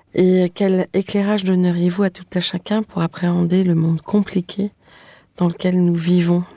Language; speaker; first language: French; native; French